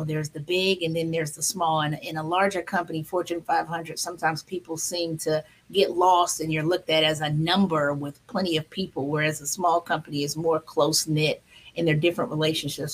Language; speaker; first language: English; native; English